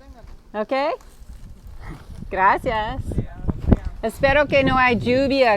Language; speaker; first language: Spanish; non-native, learner; English